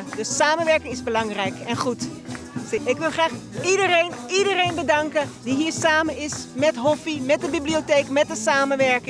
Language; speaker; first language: Dutch; non-native, local second language; Papiamento